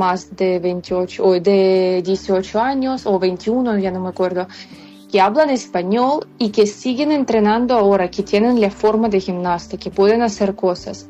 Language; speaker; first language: Spanish; non-native, fluent; Ukrainian